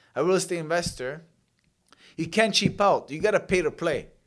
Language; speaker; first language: English; early bilingual, other home language; Italian